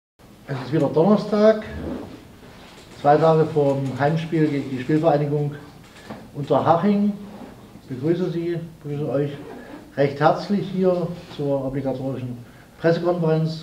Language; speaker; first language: German; native; German